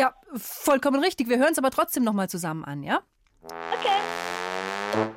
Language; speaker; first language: German; native; German